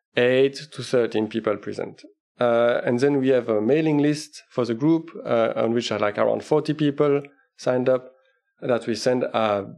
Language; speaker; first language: English; non-native, fluent; French